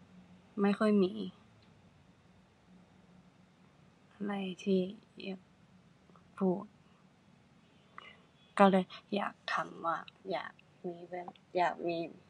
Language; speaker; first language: Thai; non-native, learner; Japanese